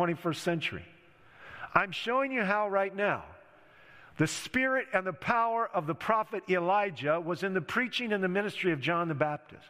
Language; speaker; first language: English; native; English